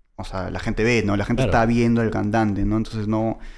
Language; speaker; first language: Spanish; native; Spanish